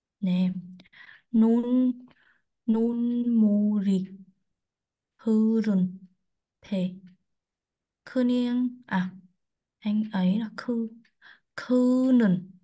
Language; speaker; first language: Korean; non-native, learner; Vietnamese